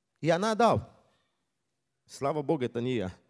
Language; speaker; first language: Russian; non-native, learner; Portuguese